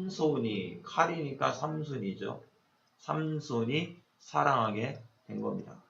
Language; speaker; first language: Korean; native; Korean